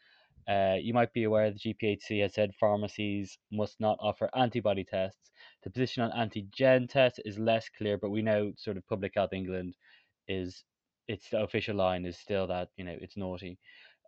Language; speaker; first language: English; native; English